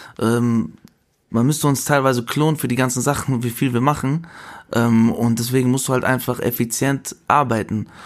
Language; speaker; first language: German; early bilingual, other home language; Spanish